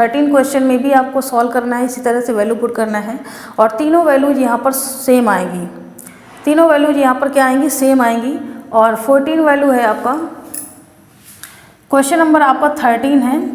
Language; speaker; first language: Hindi; native; Hindi